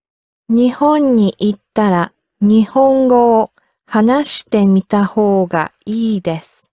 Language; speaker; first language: Japanese; non-native, learner; English